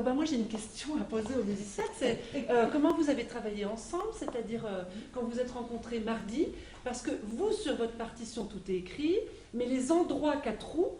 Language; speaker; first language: French; native; French